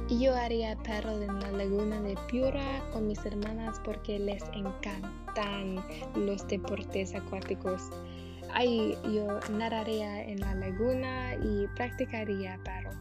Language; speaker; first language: Spanish; non-native, learner; English